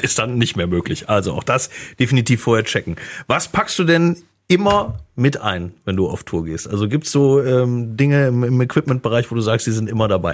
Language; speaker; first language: German; native; German